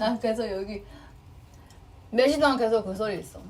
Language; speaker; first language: Korean; non-native, fluent; Chinese